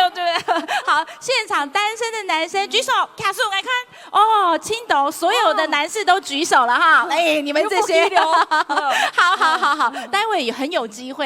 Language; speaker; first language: Chinese; native; Chinese